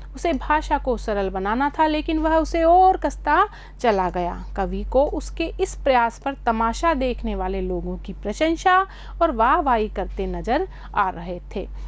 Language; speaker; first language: Hindi; native; Hindi